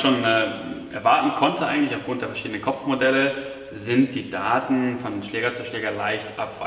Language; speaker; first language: German; native; German